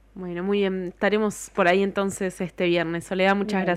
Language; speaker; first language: Spanish; native; Spanish